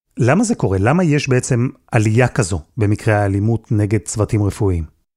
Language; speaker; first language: Hebrew; native; Hebrew